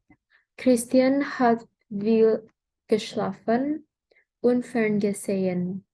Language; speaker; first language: German; non-native, learner; Indonesian